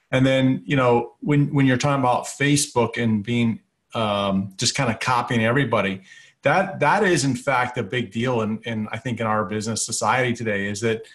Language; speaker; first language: English; native; English